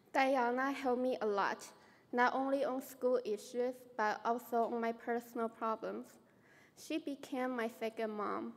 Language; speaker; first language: English; non-native, fluent; Chinese